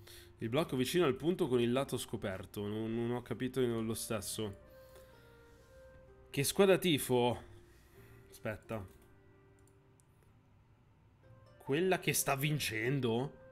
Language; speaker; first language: Italian; native; Italian